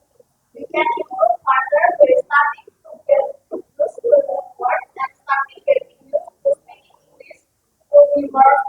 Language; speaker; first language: English; non-native, learner; Indonesian